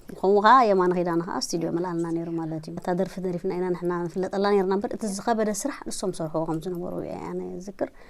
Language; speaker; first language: Tigrinya; native; Tigrinya